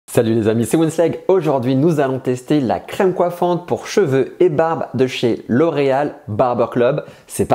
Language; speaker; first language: French; native; French